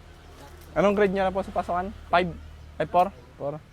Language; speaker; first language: Filipino; native; Filipino